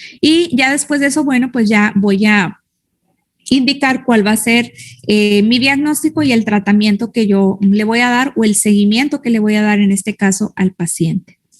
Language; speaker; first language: Spanish; native; Spanish